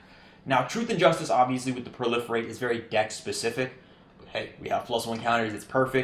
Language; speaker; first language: English; native; English